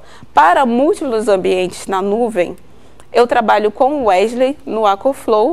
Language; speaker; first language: Portuguese; native; Portuguese